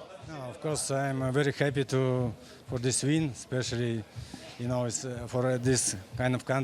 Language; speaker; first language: English; non-native, fluent; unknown